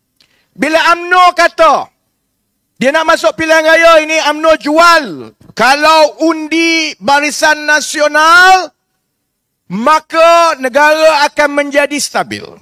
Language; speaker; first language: Malay; native; Malay